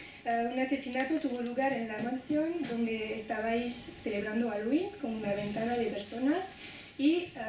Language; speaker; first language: Spanish; non-native, fluent; French